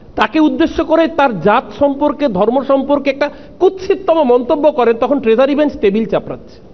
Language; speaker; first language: Bangla; native; Bangla